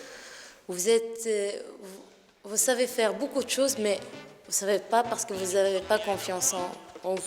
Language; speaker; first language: French; non-native, learner; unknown